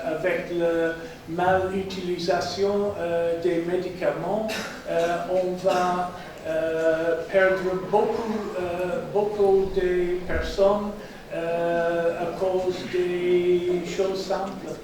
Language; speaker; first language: French; non-native, fluent; English